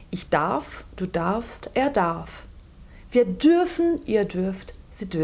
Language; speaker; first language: German; non-native, fluent; Portuguese